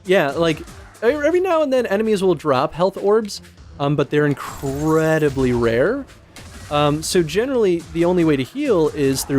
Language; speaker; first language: English; native; English